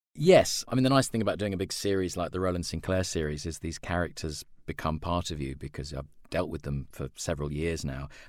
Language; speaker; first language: English; native; English